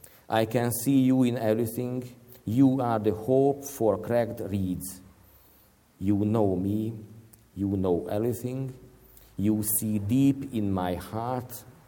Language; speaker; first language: English; non-native, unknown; Hungarian